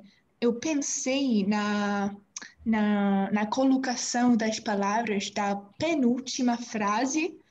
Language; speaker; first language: Portuguese; non-native, learner; English